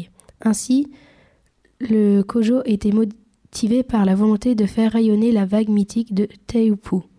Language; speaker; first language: French; native; French